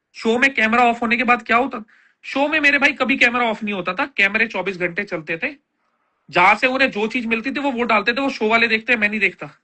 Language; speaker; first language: Hindi; native; Hindi